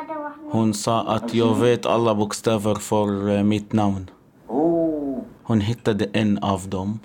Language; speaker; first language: Swedish; non-native, learner; Arabic